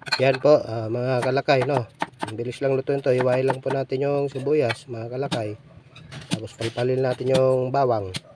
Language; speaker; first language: Filipino; non-native, local second language; Iloko